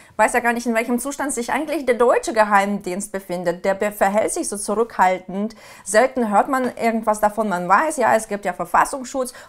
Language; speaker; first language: German; non-native, fluent; Ukrainian